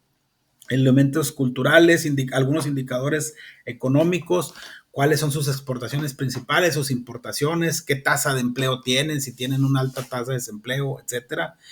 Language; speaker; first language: Spanish; native; Spanish